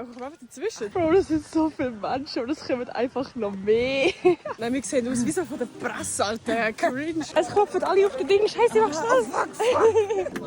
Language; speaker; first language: German; native; German